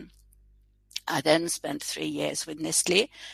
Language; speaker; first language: English; non-native, fluent; Swedish